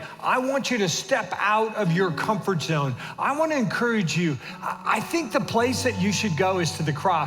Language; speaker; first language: English; native; English